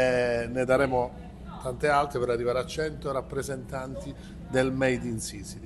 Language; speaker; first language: Italian; native; Italian